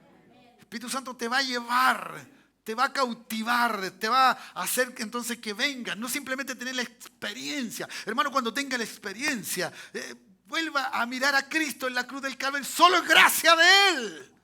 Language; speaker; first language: Spanish; native; Spanish